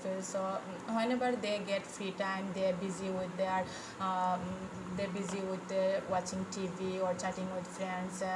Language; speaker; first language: English; non-native, fluent; Bangla